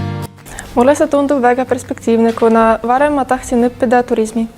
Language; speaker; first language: Estonian; non-native, local second language; Russian